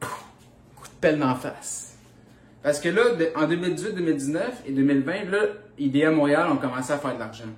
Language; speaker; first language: French; native; French